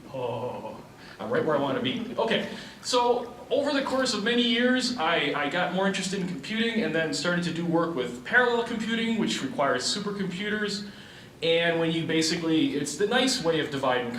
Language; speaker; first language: English; native; English